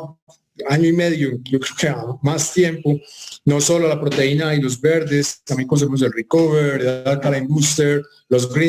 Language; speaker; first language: Spanish; native; Spanish